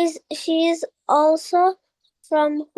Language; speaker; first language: English; non-native, learner; Bangla